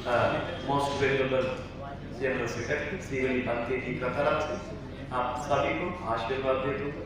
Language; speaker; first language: Hindi; non-native, learner; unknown